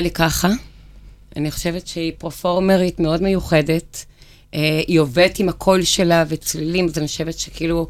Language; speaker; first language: Hebrew; native; Hebrew